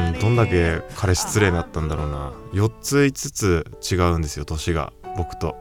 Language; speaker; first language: Japanese; native; Japanese